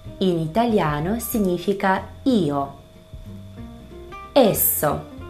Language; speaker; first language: Italian; non-native, fluent; Russian